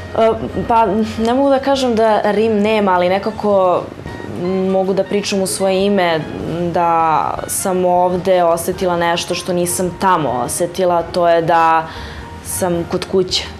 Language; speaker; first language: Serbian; early bilingual, heritage; Serbian